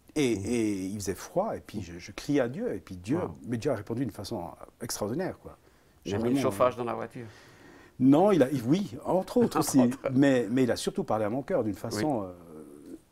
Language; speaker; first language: French; early bilingual, other home language; Italian